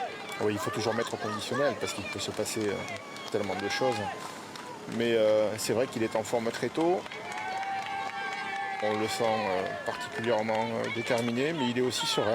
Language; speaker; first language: French; native; French